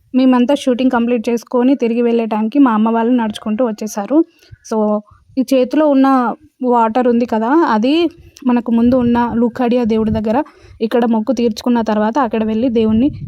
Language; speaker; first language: Telugu; non-native, local second language; Lambadi